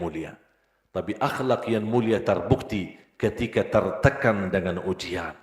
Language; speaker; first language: Indonesian; non-native, fluent; Arabic